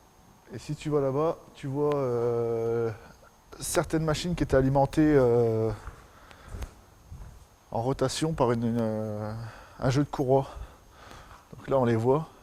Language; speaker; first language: French; native; French